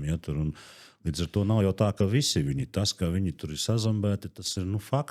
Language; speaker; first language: Latvian; native; Latvian